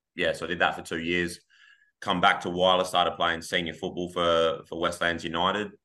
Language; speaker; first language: English; native; English